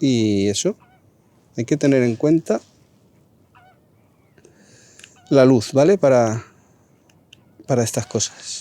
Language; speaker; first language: Spanish; native; Spanish